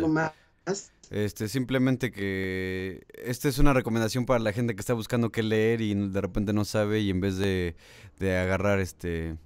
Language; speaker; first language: Spanish; native; Spanish